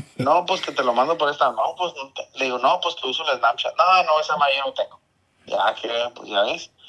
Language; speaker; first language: Spanish; early bilingual, heritage; Spanish